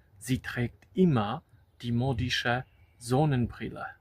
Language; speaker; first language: German; non-native, fluent; Polish